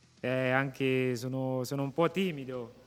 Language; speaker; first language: Italian; non-native, local second language; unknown